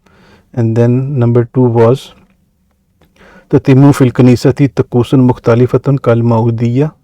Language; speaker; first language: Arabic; non-native, fluent; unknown